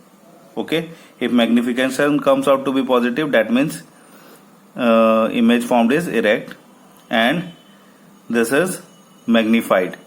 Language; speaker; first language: English; non-native, local second language; Hindi